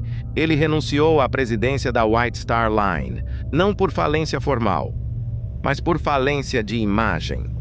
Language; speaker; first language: Portuguese; native; Portuguese